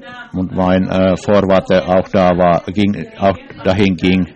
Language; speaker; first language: German; non-native, learner; English